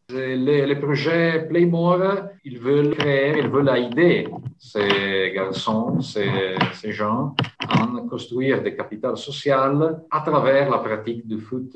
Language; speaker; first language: French; non-native, fluent; Italian